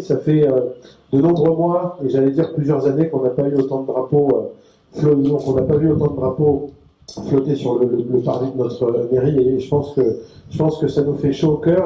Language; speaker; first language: French; native; French